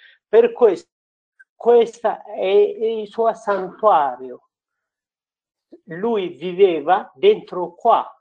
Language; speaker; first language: Italian; non-native, learner; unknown